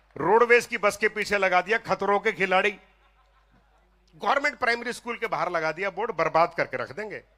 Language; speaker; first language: Hindi; non-native, local second language; Punjabi